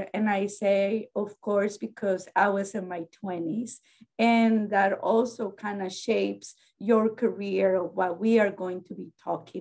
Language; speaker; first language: English; non-native, fluent; Spanish